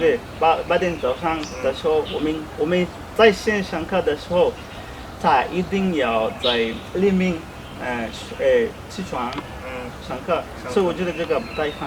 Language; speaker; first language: Chinese; non-native, learner; Swahili